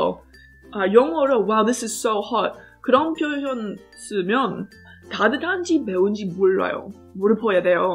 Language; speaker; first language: Korean; non-native, fluent; English